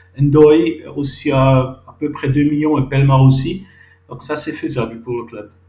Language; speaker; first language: French; non-native, local second language; Swiss German